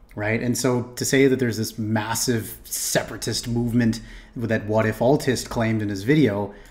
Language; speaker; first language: English; native; English